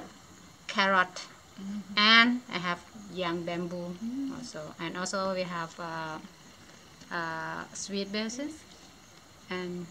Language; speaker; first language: English; non-native, learner; Thai